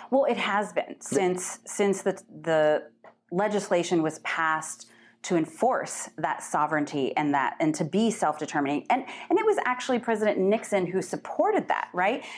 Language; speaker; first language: English; native; English